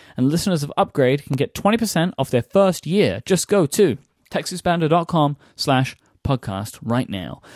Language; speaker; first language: English; native; English